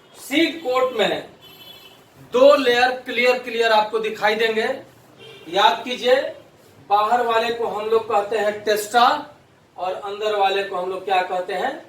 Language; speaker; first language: Hindi; native; Hindi